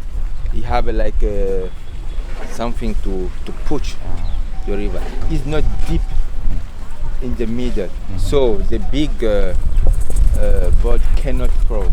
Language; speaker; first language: English; non-native, fluent; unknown